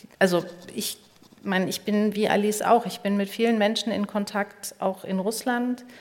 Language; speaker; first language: German; native; German